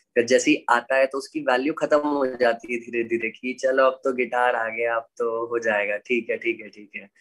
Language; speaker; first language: Hindi; native; Hindi